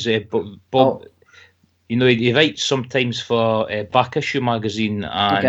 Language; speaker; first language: English; native; English